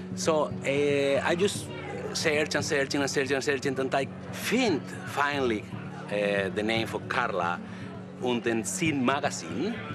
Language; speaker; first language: English; non-native, learner; Spanish